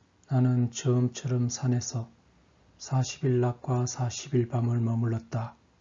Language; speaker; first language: Korean; native; Korean